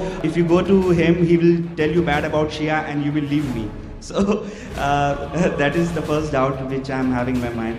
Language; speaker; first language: English; non-native, local second language; Hindi